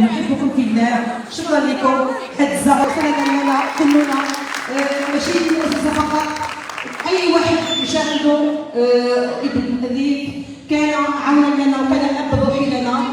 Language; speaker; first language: Arabic; native; Arabic